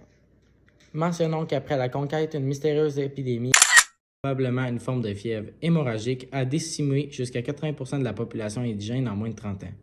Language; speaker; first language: French; native; French